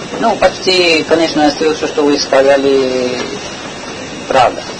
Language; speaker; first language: Russian; non-native, learner; Hindi